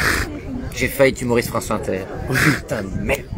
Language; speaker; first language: French; native; French